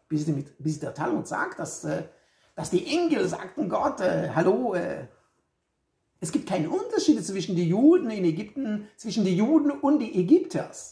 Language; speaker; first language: German; non-native, fluent; Hebrew